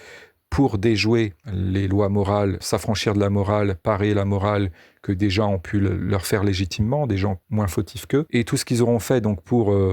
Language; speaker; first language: French; native; French